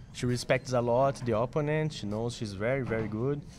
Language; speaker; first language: English; non-native, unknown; Portuguese